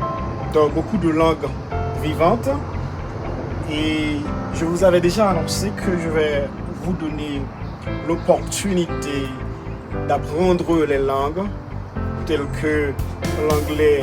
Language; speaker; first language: French; non-native, local second language; Haitian Creole